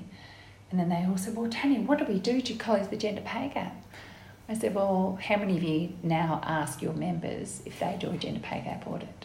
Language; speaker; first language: English; native; English